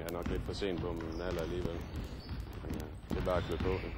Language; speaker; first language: Danish; native; Danish